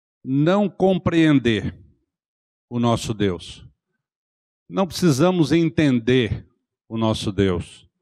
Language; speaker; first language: Portuguese; native; Portuguese